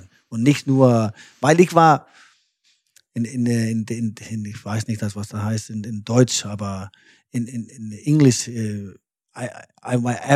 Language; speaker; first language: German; non-native, fluent; Danish